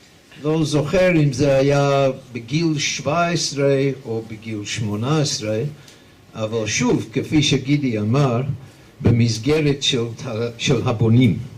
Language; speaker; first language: Hebrew; non-native, fluent; English